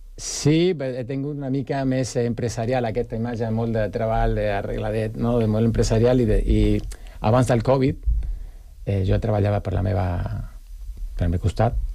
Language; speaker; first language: Catalan; non-native, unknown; Spanish